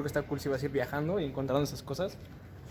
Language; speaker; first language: Spanish; native; Spanish